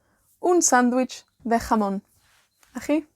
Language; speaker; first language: Spanish; non-native, fluent; Welsh